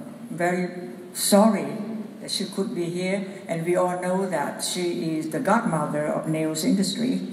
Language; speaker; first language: English; non-native, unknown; Vietnamese